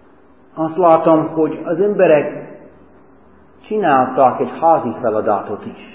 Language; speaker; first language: Hungarian; non-native, fluent; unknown